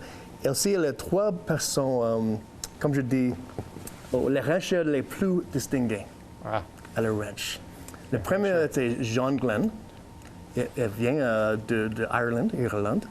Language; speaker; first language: French; non-native, learner; English